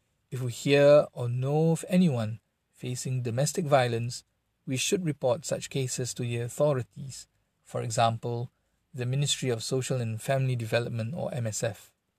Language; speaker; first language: English; non-native, local second language; Malay